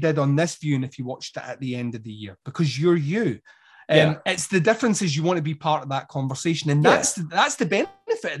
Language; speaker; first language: English; native; English